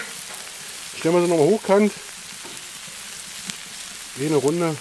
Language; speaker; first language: German; native; German